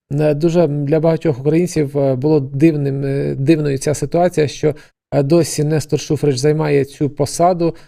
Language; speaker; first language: Ukrainian; native; Ukrainian